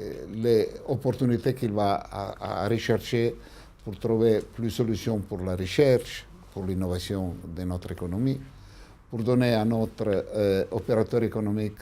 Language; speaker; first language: French; non-native, fluent; Italian